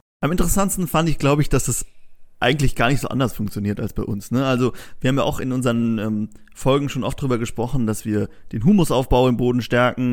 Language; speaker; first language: German; native; German